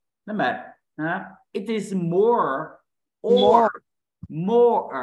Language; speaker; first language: English; non-native, fluent; Vietnamese